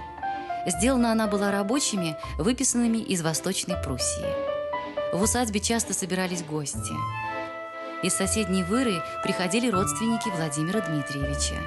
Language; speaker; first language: Russian; native; Russian